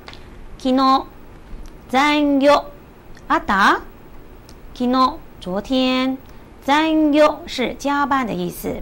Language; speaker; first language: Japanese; non-native, fluent; Chinese